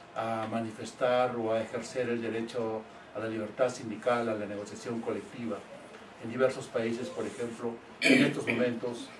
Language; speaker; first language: Spanish; native; Spanish